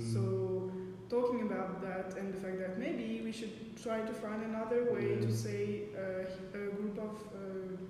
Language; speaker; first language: English; non-native, learner; French